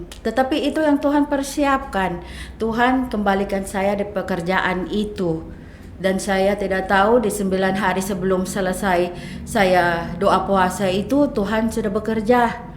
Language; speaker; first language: Indonesian; non-native, fluent; Filipino